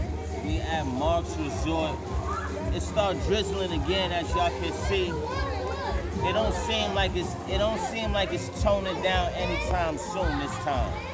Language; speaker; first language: English; native; English